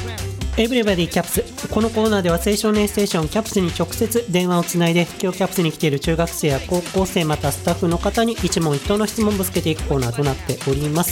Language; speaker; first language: Japanese; native; Japanese